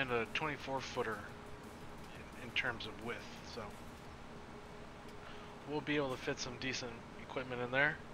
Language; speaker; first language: English; native; English